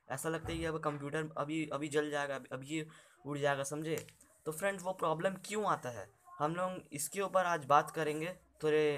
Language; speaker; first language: Hindi; native; Hindi